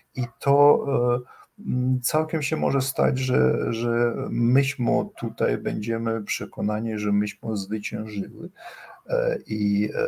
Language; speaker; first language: Polish; non-native, fluent; Ukrainian